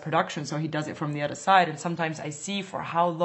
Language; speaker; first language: English; non-native, fluent; Dutch